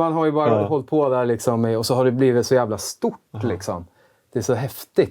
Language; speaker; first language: Swedish; native; Swedish